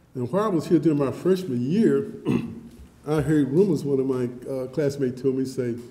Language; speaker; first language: English; native; English